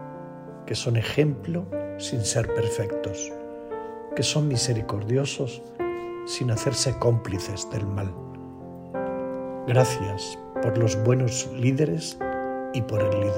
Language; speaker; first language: Spanish; native; Spanish